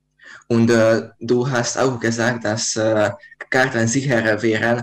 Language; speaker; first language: German; non-native, learner; Hungarian